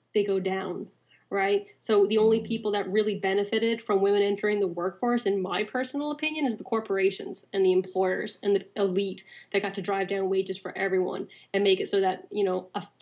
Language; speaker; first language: English; native; English